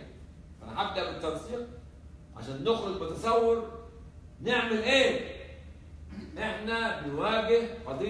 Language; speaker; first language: Arabic; native; Arabic